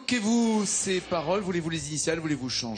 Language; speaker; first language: French; native; French